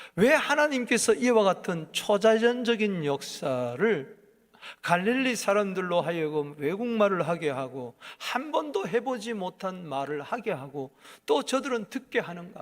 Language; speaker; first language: Korean; native; Korean